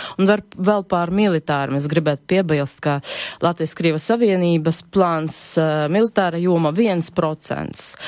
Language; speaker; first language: Latvian; non-native, local second language; Russian